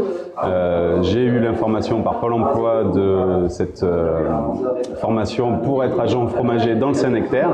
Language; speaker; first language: French; native; French